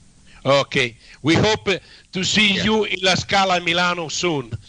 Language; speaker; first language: English; non-native, learner; Italian